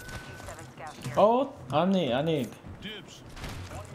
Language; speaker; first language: English; non-native, learner; Korean